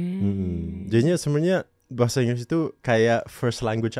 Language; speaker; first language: Indonesian; non-native, local second language; English